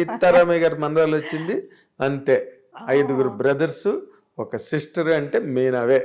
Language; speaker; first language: Telugu; native; Telugu